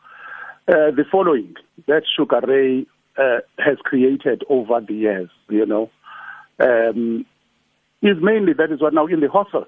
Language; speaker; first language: English; non-native, local second language; Zulu